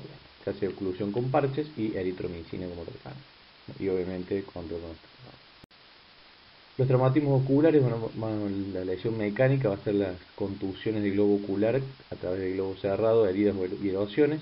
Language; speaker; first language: Spanish; native; Spanish